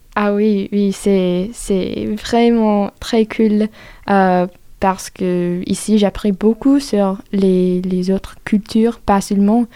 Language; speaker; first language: French; non-native, fluent; English